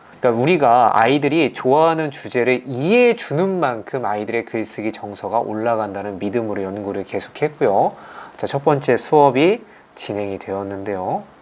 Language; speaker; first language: Korean; native; Korean